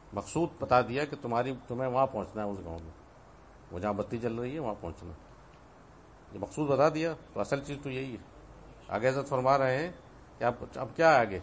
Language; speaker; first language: Urdu; native; Urdu